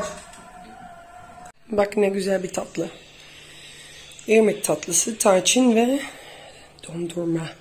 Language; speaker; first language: Turkish; early bilingual, heritage; Turkish